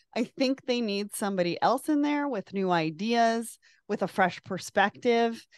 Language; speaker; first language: English; native; English